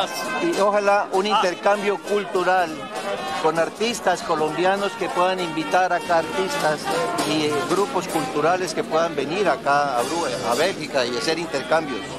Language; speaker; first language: Spanish; native; Spanish